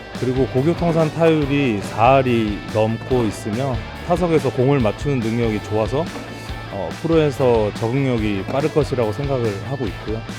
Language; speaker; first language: Korean; native; Korean